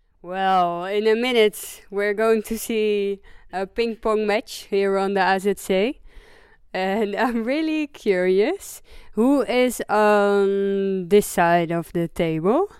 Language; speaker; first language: English; non-native, fluent; Dutch